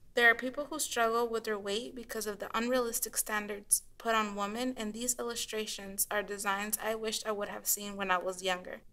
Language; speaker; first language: English; native; English